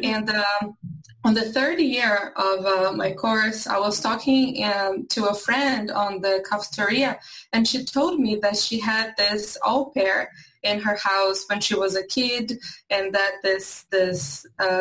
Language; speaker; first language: English; non-native, fluent; Portuguese